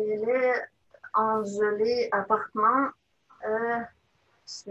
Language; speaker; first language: French; non-native, learner; Russian